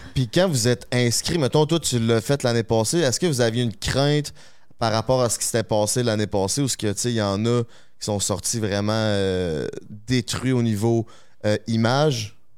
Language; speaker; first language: French; native; French